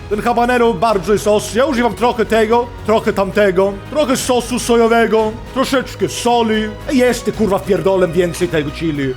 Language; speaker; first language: Polish; non-native, fluent; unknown